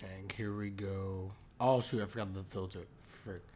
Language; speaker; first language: English; native; English